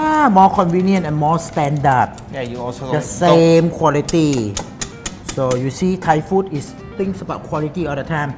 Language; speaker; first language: English; non-native, learner; Thai